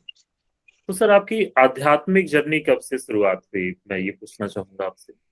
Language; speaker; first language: Hindi; native; Hindi